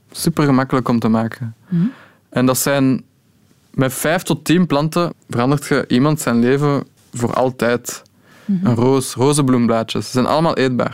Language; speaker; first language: Dutch; native; Dutch